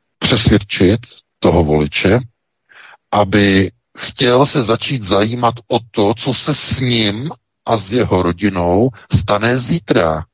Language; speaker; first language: Czech; native; Czech